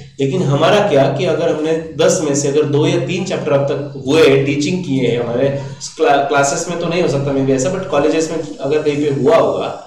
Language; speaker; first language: Hindi; non-native, local second language; Marathi